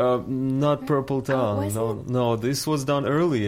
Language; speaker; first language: English; non-native, fluent; Russian